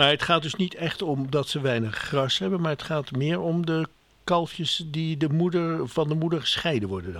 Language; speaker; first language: Dutch; native; Dutch